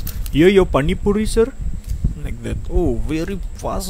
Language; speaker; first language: English; non-native, local second language; Malay